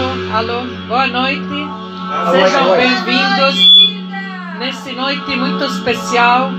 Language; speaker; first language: Portuguese; non-native, fluent; Arabic